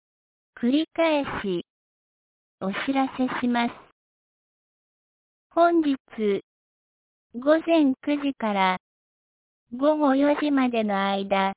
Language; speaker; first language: Japanese; native; Japanese